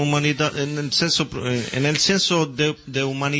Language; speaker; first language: Spanish; non-native, learner; Italian